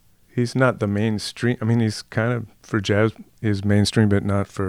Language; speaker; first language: English; native; English